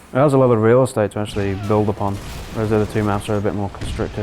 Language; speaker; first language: English; native; English